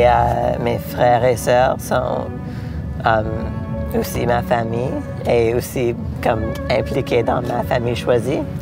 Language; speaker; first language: French; non-native, local second language; English